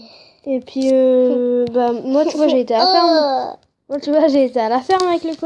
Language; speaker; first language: French; native; French